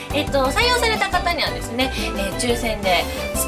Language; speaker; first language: Japanese; native; Japanese